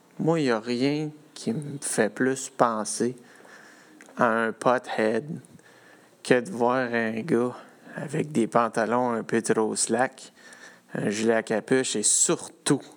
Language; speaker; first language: French; native; French